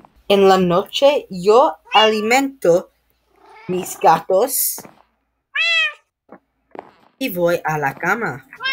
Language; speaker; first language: Spanish; non-native, learner; English